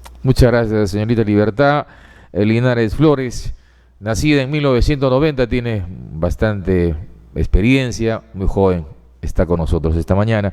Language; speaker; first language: Spanish; native; Spanish